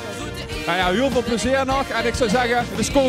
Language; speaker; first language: Dutch; native; Dutch